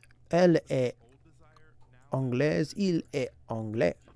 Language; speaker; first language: French; non-native, learner; English